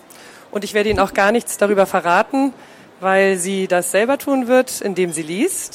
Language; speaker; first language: German; native; German